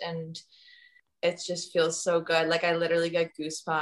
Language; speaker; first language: English; native; English